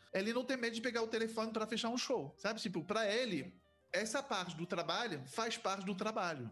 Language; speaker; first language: Portuguese; non-native, fluent; French